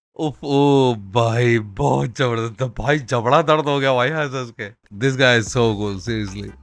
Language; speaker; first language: Hindi; native; Hindi